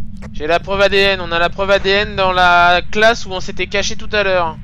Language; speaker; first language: French; native; French